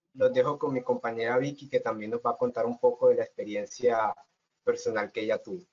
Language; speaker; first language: Spanish; native; Spanish